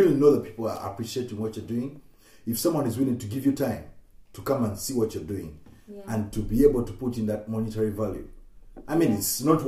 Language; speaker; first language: English; non-native, local second language; Ganda